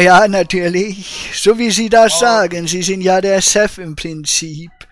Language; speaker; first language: German; native; German